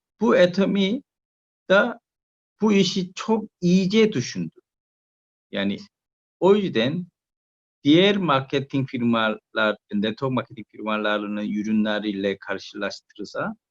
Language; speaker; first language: Turkish; non-native, learner; Korean